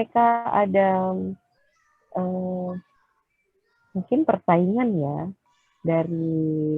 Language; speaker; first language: Indonesian; native; Indonesian